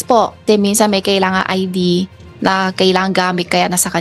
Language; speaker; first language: Filipino; non-native, learner; Chinese